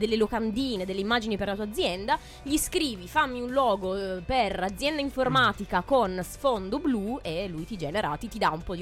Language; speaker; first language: Italian; native; Italian